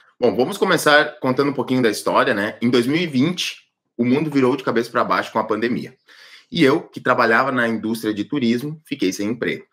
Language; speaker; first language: Portuguese; native; Portuguese